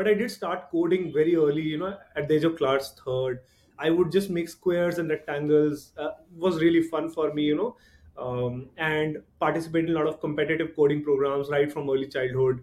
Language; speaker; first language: English; non-native, local second language; Hindi